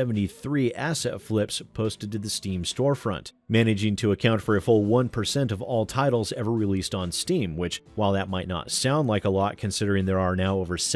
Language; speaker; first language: English; native; English